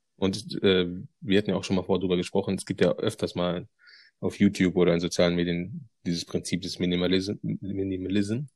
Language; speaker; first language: German; early bilingual, other home language; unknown